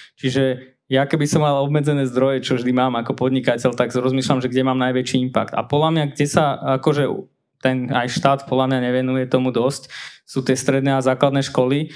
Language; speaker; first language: Slovak; non-native, fluent; Armenian